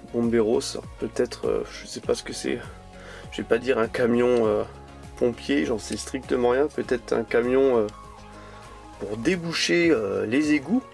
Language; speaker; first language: French; native; French